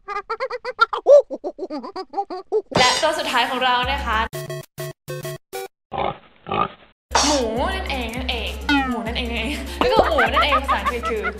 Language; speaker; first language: Thai; native; Thai